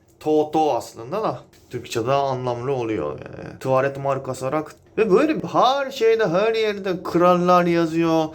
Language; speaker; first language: Turkish; non-native, fluent; Japanese